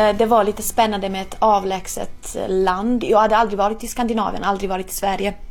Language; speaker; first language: Swedish; non-native, fluent; Italian